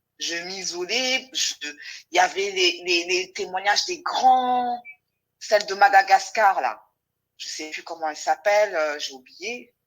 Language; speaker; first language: French; non-native, local second language; Wolof